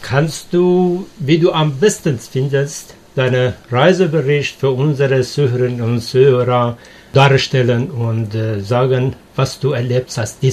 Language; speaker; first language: German; non-native, learner; Persian